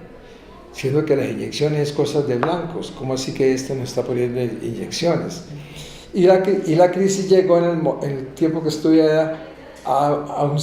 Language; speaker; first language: Spanish; native; Spanish